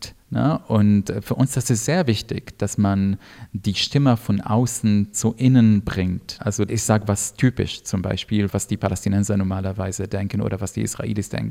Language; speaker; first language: German; non-native, fluent; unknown